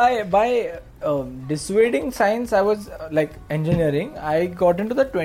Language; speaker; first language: English; non-native, local second language; Hindi